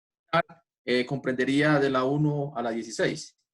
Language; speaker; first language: Spanish; native; Spanish